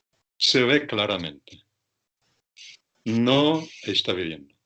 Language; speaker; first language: Spanish; non-native, fluent; Russian